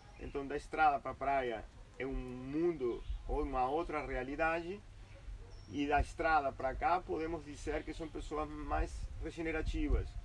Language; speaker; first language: Portuguese; non-native, fluent; Spanish